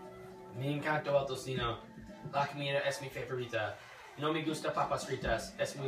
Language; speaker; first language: Spanish; non-native, learner; English